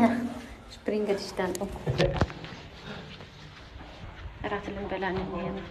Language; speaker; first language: German; non-native, learner; Amharic